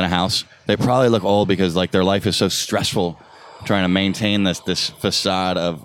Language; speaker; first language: English; native; English